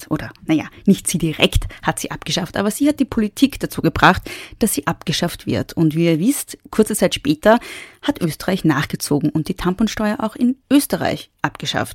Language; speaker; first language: German; native; German